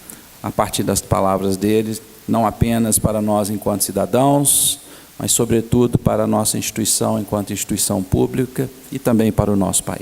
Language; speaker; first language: Portuguese; native; Portuguese